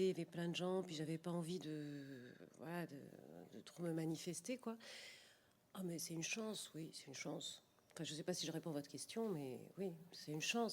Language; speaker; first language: French; native; French